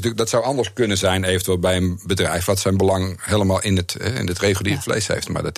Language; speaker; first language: Dutch; native; Dutch